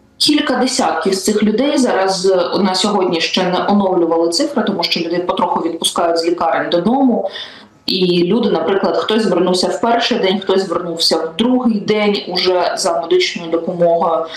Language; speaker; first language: Ukrainian; native; Ukrainian